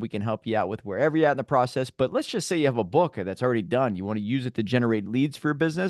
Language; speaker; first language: English; native; English